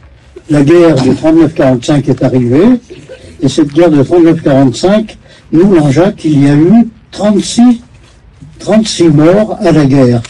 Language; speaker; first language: French; native; French